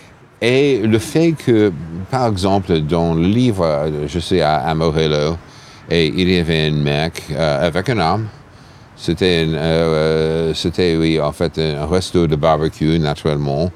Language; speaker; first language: French; non-native, fluent; English